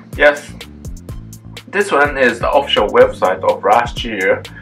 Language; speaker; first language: English; non-native, fluent; Japanese